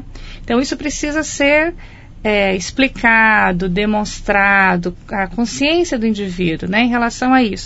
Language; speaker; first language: Portuguese; native; Portuguese